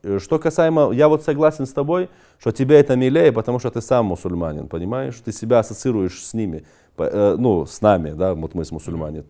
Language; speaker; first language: Russian; native; Russian